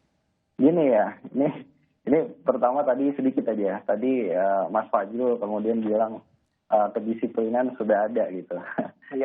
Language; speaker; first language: Indonesian; native; Indonesian